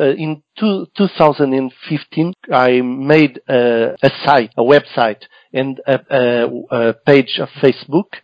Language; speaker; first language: English; non-native, learner; Portuguese